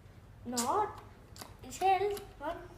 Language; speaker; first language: Catalan; non-native, learner; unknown